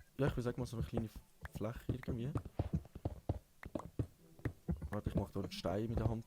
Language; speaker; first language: German; native; German